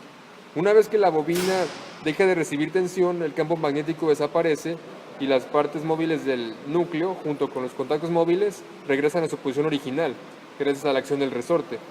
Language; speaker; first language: Spanish; native; Spanish